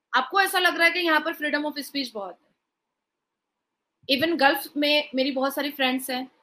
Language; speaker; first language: Hindi; native; Hindi